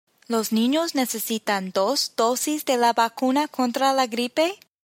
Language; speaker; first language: Spanish; non-native, fluent; English